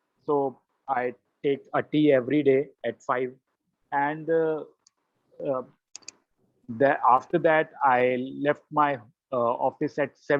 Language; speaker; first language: English; non-native, learner; Hindi